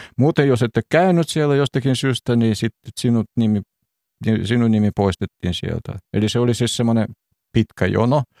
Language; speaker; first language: Finnish; non-native, fluent; Russian